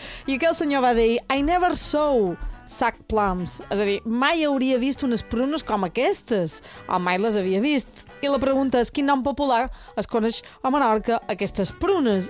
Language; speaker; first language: Catalan; native; Catalan